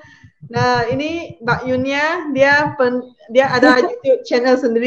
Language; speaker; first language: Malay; non-native, local second language; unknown